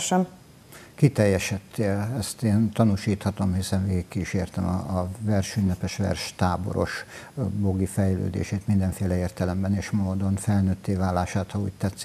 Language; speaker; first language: Hungarian; native; Hungarian